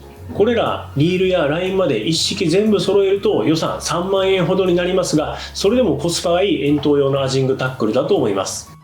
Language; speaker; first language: Japanese; native; Japanese